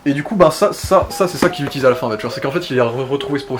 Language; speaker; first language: French; native; French